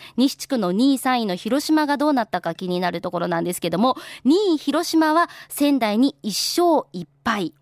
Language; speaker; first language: Japanese; native; Japanese